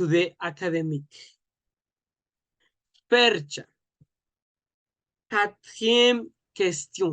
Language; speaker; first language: French; non-native, learner; Spanish